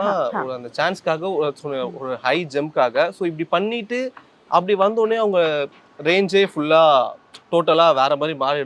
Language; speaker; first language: Tamil; native; Tamil